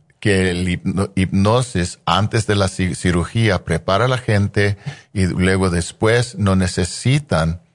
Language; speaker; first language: Spanish; non-native, fluent; English